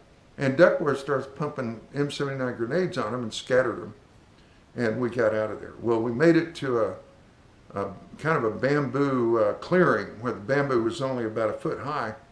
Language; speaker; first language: English; native; English